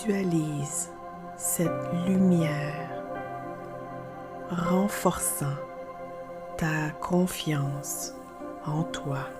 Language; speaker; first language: French; native; French